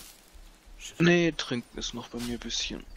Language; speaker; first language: German; native; German